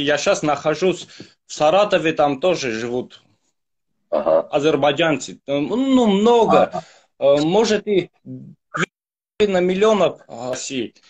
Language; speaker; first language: Russian; non-native, fluent; Armenian